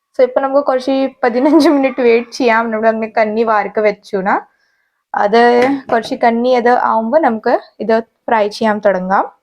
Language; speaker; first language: Malayalam; non-native, fluent; Hindi